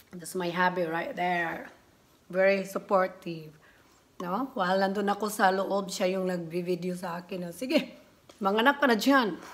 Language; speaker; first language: Filipino; non-native, local second language; Cebuano